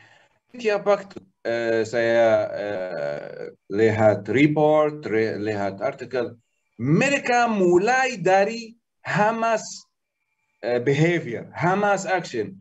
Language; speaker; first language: Indonesian; non-native, learner; Arabic